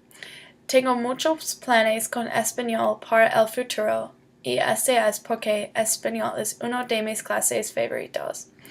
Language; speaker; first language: Spanish; non-native, learner; English